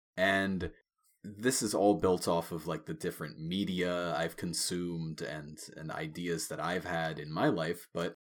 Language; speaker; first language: English; native; English